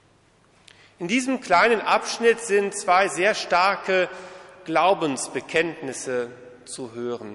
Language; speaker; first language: German; native; German